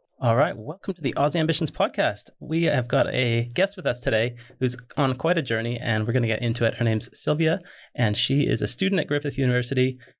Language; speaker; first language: English; native; English